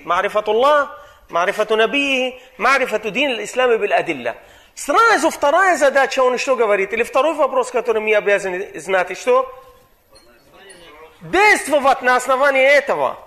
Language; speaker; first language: Russian; non-native, fluent; Arabic